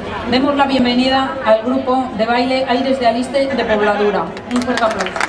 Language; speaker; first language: Spanish; native; Spanish